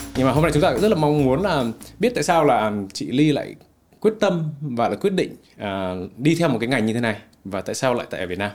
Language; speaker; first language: Vietnamese; native; Vietnamese